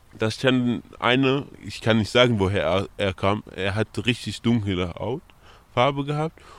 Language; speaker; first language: German; non-native, fluent; Arabic